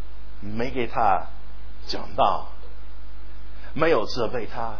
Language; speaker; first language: Chinese; non-native, fluent; English